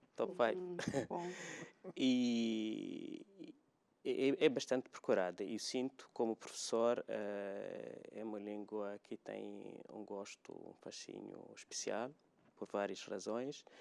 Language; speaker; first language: Portuguese; non-native, fluent; Arabic